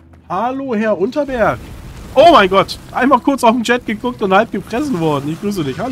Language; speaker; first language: German; native; German